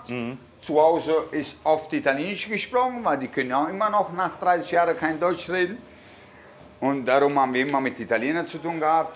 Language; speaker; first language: German; non-native, fluent; Italian